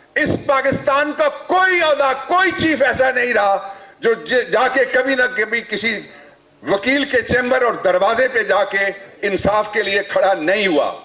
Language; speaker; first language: Urdu; non-native, local second language; Punjabi